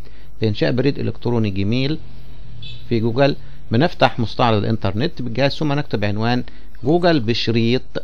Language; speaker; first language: Arabic; native; Arabic